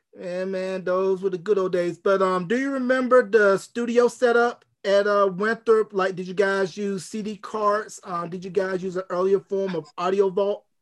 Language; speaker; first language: English; native; English